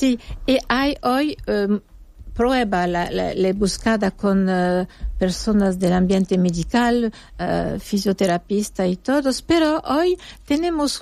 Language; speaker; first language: Spanish; non-native, fluent; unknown